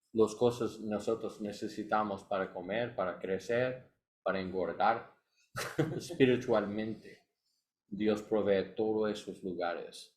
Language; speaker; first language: Spanish; non-native, learner; English